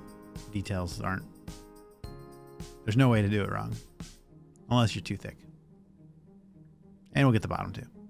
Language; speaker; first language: English; native; English